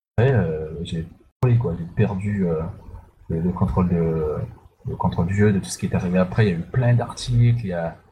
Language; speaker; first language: French; non-native, local second language; Sango